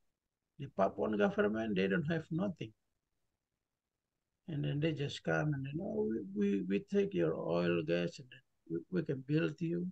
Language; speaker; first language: English; non-native, learner; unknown